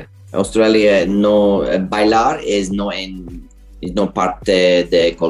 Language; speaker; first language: Spanish; non-native, learner; English